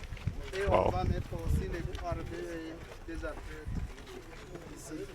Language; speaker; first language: French; non-native, local second language; Rundi